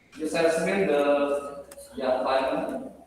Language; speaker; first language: English; non-native, learner; Indonesian